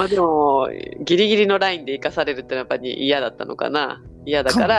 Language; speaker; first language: Japanese; native; Japanese